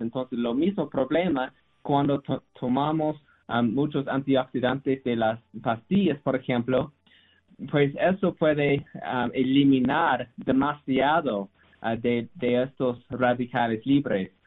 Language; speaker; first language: Spanish; non-native, learner; English